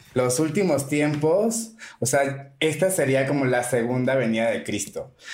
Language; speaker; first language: Spanish; native; Spanish